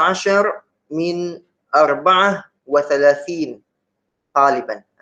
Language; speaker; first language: Arabic; non-native, fluent; Malay